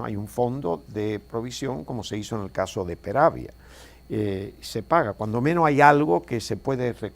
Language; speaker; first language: Spanish; native; Spanish